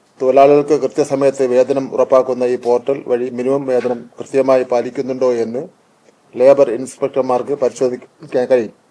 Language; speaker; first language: Malayalam; native; Malayalam